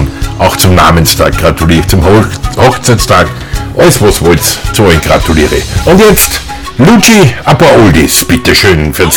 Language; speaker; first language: German; native; German